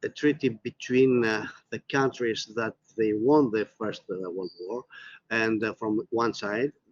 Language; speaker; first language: English; non-native, fluent; Greek